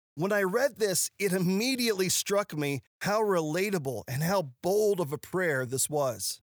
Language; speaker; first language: English; native; English